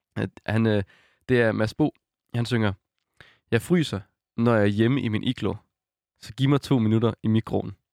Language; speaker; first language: Danish; native; Danish